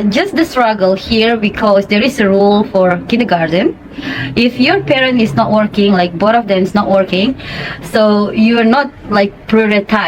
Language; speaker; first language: English; non-native, fluent; Indonesian